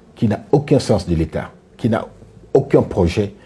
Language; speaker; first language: French; non-native, local second language; Sango